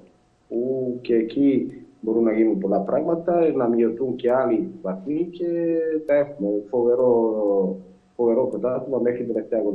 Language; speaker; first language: Greek; non-native, fluent; Serbian